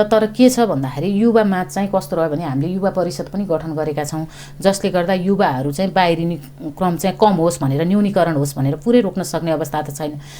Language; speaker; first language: Nepali; native; Nepali